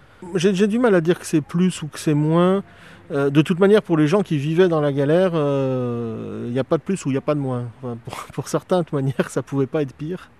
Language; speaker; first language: French; native; French